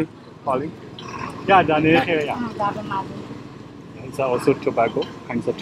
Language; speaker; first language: English; non-native, fluent; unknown